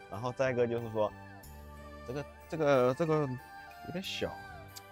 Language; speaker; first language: Chinese; native; Chinese